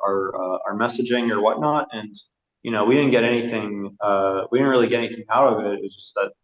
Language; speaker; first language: English; native; English